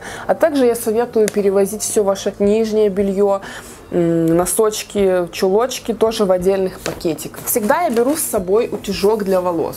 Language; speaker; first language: Russian; native; Russian